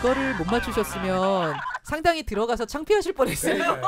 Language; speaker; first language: Korean; native; Korean